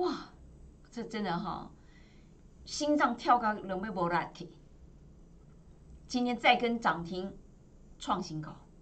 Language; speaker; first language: Chinese; native; Chinese